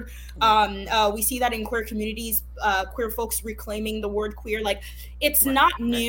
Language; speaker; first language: English; non-native, fluent; Haitian Creole